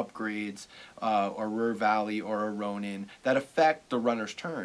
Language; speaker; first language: English; native; English